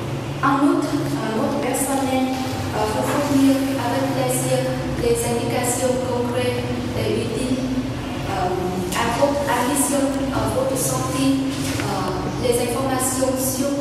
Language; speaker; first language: French; non-native, learner; Vietnamese